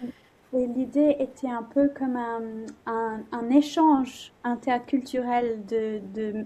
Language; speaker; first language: French; non-native, fluent; English